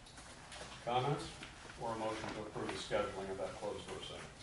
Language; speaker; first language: English; native; English